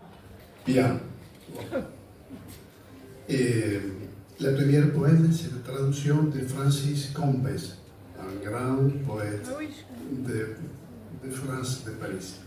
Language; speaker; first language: French; non-native, fluent; Spanish